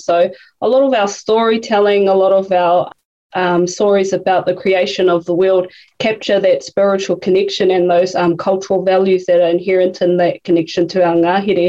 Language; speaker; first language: English; native; English